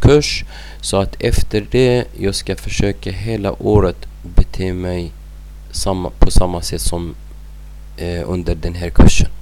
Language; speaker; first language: Swedish; non-native, fluent; Arabic